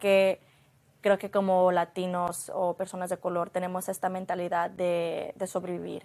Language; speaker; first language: Spanish; early bilingual, heritage; Spanish